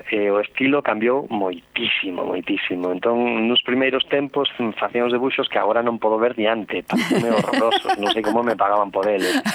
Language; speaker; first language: Galician; non-native, local second language; Spanish